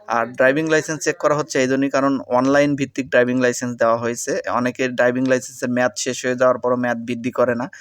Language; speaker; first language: Bangla; native; Bangla